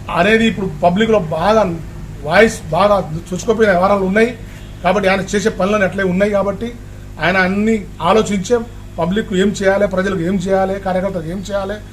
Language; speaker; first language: Telugu; native; Telugu